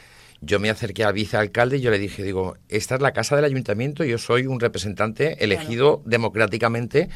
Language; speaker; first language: Spanish; native; Spanish